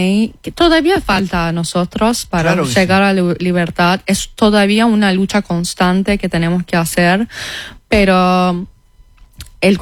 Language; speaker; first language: Spanish; non-native, fluent; Persian